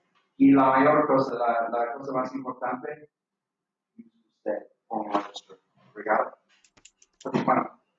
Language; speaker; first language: Spanish; non-native, fluent; English